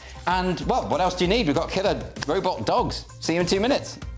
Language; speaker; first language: English; native; English